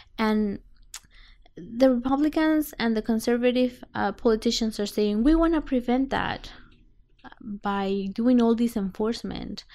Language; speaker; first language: English; non-native, fluent; Spanish